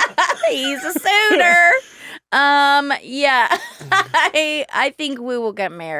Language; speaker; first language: English; native; English